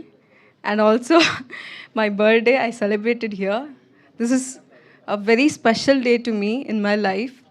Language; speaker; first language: Telugu; non-native, learner; Tamil